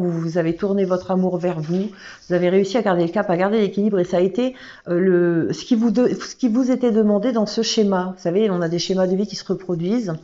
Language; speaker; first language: French; native; French